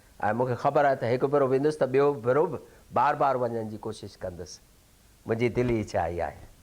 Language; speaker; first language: Sindhi; native; Sindhi